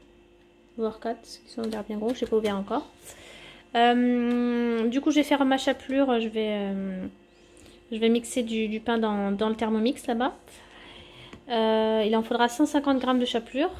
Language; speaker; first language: French; native; French